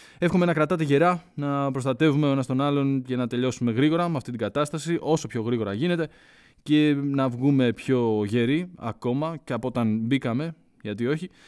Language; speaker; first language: Greek; early bilingual, heritage; Greek